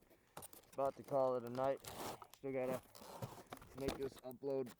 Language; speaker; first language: English; native; English